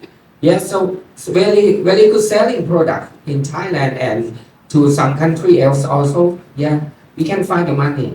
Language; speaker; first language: English; non-native, learner; Thai